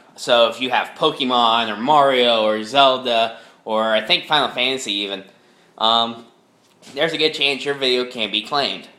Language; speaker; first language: English; native; English